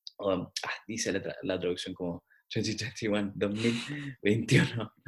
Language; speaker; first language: Spanish; native; Spanish